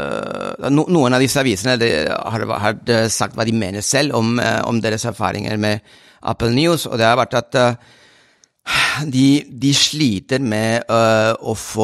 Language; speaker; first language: Norwegian; non-native, fluent; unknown